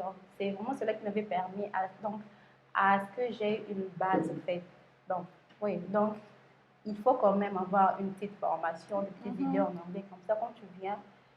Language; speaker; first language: French; non-native, local second language; Lingala